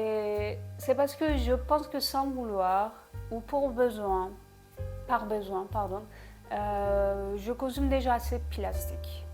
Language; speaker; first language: French; non-native, fluent; Turkish